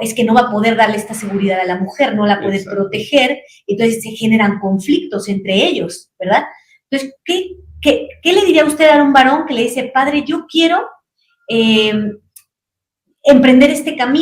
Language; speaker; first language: Spanish; native; Spanish